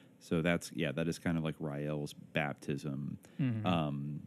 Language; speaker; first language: English; native; English